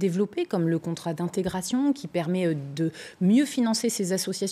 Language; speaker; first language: French; native; French